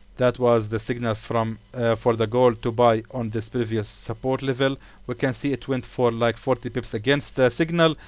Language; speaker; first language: English; non-native, fluent; Arabic